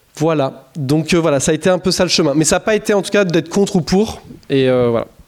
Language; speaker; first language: French; native; French